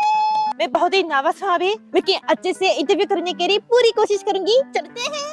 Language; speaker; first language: Hindi; non-native, fluent; Japanese